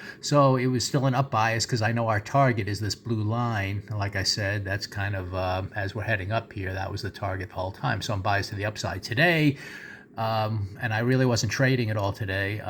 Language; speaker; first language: English; native; English